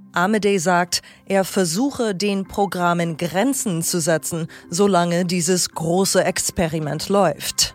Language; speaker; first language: German; non-native, fluent; English